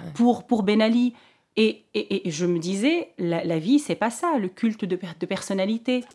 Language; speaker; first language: French; non-native, local second language; Arabic